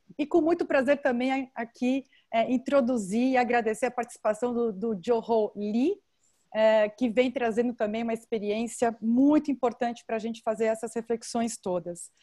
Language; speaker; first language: Portuguese; native; Portuguese